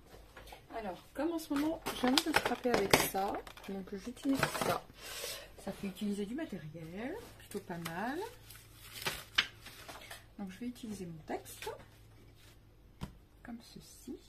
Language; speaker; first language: French; native; French